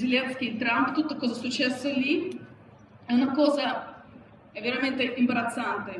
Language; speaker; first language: Italian; non-native, learner; Ukrainian